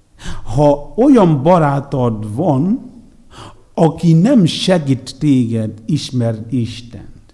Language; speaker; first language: Hungarian; non-native, fluent; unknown